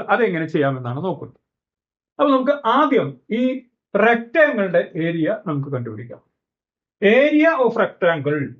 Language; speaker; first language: Malayalam; native; Malayalam